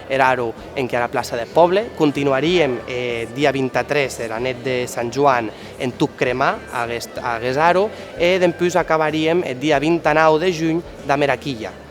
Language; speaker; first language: Catalan; non-native, local second language; Occitan